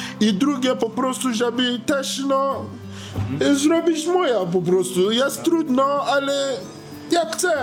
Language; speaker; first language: Polish; non-native, learner; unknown